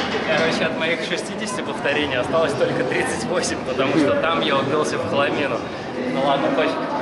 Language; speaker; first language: Russian; native; Russian